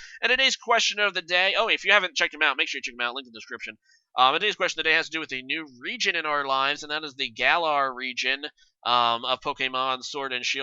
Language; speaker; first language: English; native; English